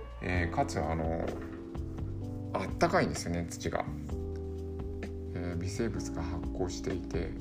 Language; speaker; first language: Japanese; native; Japanese